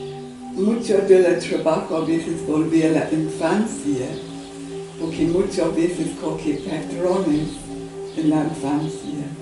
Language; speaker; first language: Spanish; non-native, learner; English